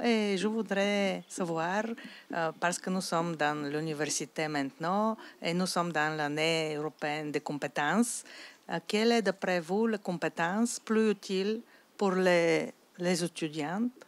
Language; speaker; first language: French; non-native, fluent; Bulgarian